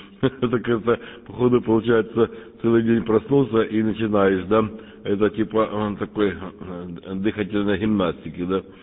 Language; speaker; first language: Russian; native; Russian